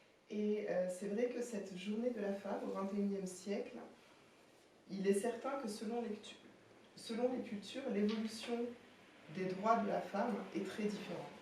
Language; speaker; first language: French; native; French